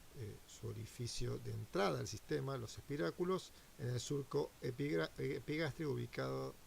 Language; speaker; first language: Spanish; native; Spanish